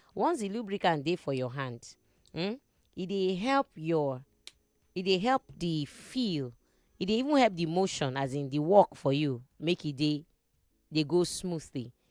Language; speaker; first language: Nigerian Pidgin; non-native, local second language; Igbo